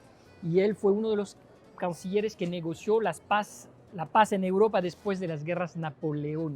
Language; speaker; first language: Spanish; non-native, fluent; French